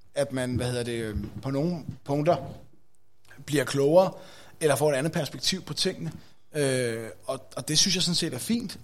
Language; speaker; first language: Danish; native; Danish